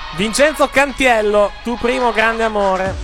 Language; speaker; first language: Italian; native; Italian